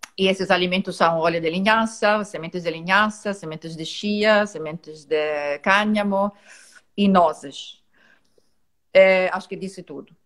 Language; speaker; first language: Portuguese; non-native, fluent; Italian